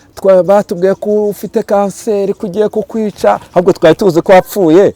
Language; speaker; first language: Kinyarwanda; early bilingual, heritage; Kinyarwanda